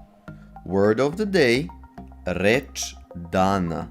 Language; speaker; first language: Serbian; native; Serbian